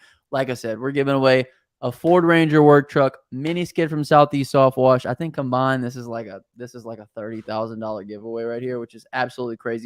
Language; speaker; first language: English; native; English